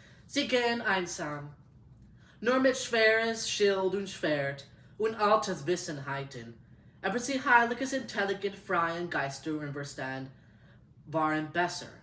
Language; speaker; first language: German; non-native, learner; English